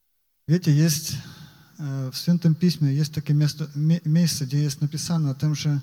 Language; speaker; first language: Russian; non-native, local second language; Ukrainian